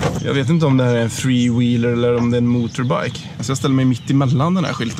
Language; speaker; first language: Swedish; native; Swedish